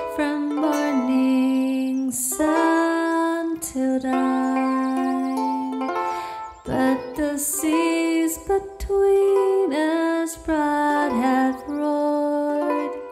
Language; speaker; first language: English; non-native, fluent; Chinese